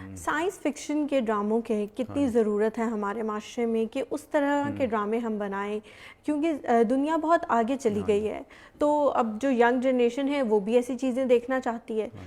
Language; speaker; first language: Urdu; native; Urdu